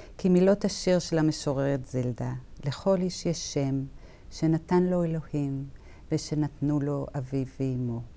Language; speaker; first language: Hebrew; native; Hebrew